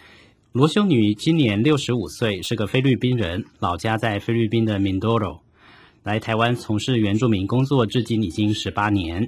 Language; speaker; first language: Chinese; native; Chinese